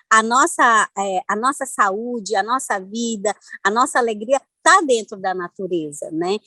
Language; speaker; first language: Portuguese; non-native, local second language; Ticuna